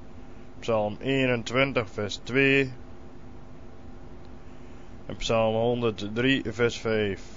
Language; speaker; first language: Dutch; native; Dutch